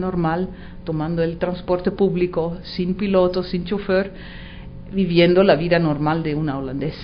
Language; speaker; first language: Spanish; non-native, fluent; Dutch